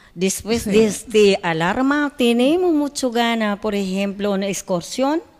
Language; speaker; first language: Spanish; non-native, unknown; Filipino